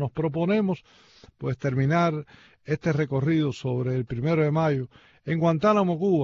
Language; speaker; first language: Spanish; native; Spanish